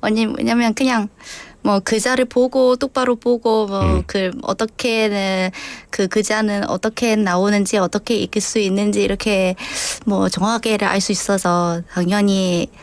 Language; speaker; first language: Korean; non-native, learner; Vietnamese